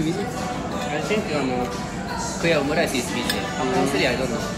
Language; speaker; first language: English; non-native, learner; Japanese